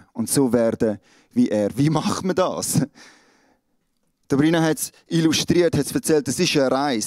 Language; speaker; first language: German; native; German